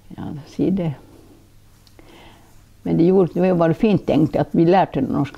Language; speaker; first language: Norwegian; non-native, local second language; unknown